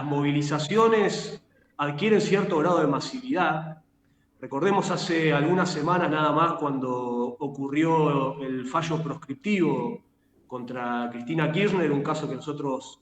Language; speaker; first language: Spanish; native; Spanish